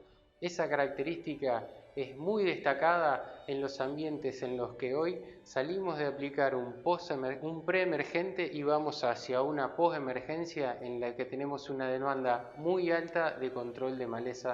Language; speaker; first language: Spanish; native; Spanish